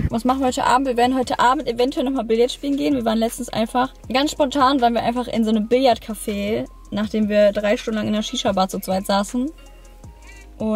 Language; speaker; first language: German; native; German